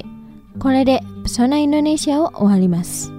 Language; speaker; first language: Japanese; non-native, fluent; Indonesian